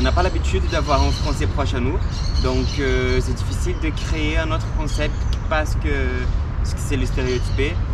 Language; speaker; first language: French; non-native, fluent; Portuguese